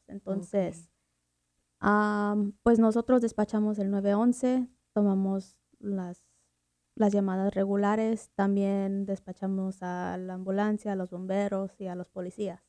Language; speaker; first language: Spanish; early bilingual, heritage; Spanish